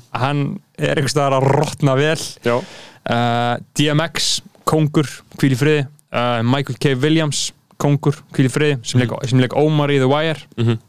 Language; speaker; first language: Icelandic; non-native, fluent; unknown